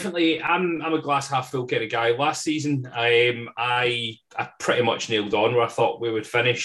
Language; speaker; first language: English; native; English